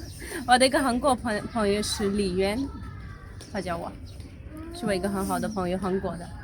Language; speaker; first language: Chinese; non-native, fluent; Urdu